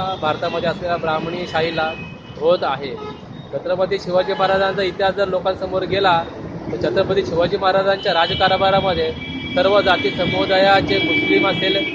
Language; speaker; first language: Marathi; native; Marathi